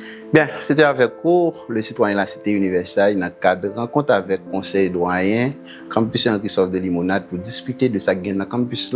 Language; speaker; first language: Haitian Creole; native; Haitian Creole